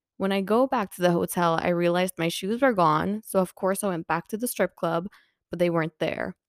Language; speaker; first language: English; non-native, fluent; Swedish